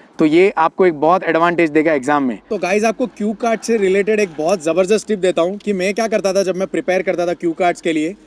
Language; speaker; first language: Hindi; non-native, local second language; Gujarati